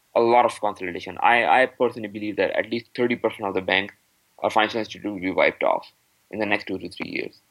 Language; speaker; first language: English; non-native, local second language; Urdu